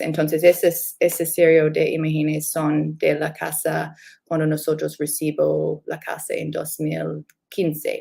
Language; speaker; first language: Spanish; non-native, learner; English